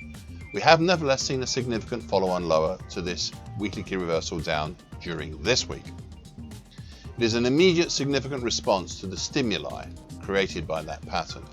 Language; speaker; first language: English; native; English